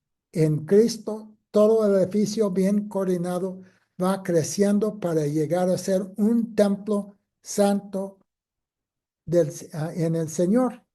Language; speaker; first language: Spanish; non-native, fluent; English